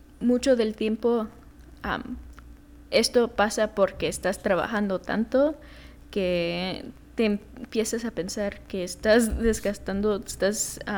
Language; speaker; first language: Spanish; early bilingual, heritage; Spanish